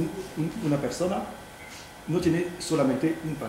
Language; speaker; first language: Spanish; non-native, fluent; French